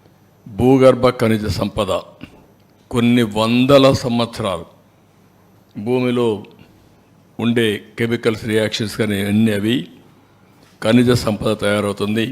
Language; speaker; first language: Telugu; native; Telugu